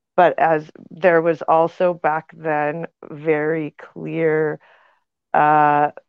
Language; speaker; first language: English; native; English